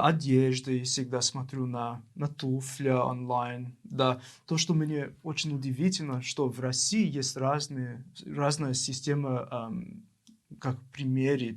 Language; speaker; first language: Russian; non-native, learner; English